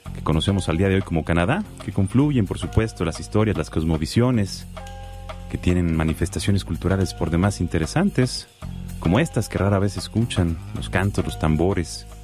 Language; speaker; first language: Spanish; native; Spanish